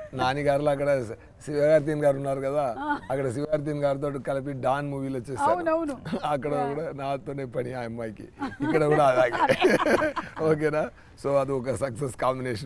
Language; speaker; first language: Telugu; non-native, learner; Tamil